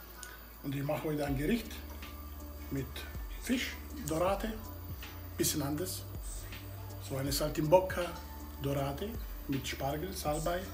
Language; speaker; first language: German; non-native, fluent; Italian